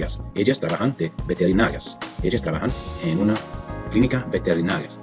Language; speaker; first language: Spanish; non-native, learner; English